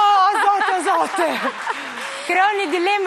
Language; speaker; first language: Albanian; non-native, learner; Portuguese